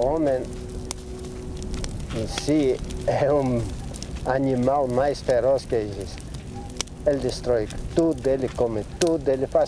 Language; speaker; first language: Portuguese; non-native, fluent; Polish